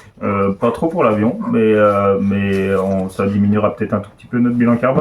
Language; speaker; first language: French; native; French